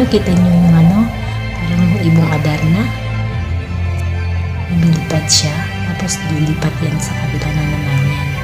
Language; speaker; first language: Filipino; non-native, local second language; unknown